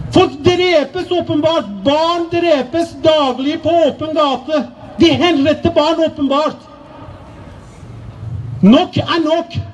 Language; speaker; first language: Norwegian; non-native, fluent; Persian